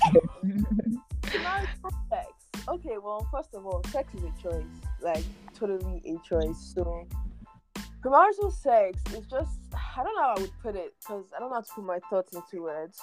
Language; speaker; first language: English; non-native, local second language; Yoruba